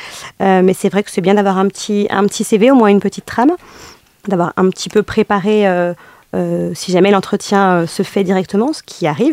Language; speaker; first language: French; native; French